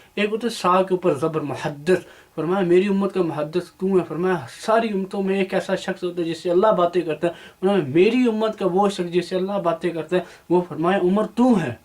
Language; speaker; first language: Urdu; non-native, local second language; Punjabi